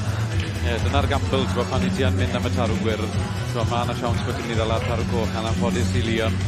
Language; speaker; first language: Welsh; native; Welsh